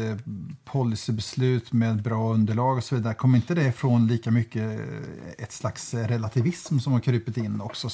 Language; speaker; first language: Swedish; native; Swedish